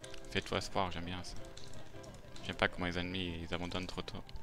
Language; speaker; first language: French; native; French